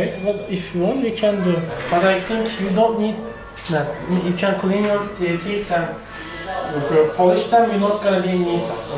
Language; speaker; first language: English; non-native, learner; Turkish